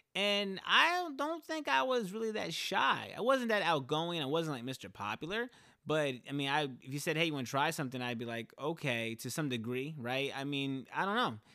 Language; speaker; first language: English; early bilingual, other home language; Spanish